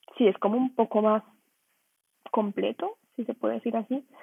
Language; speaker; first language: Spanish; native; Spanish